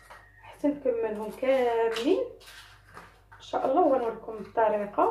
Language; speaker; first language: Arabic; native; Arabic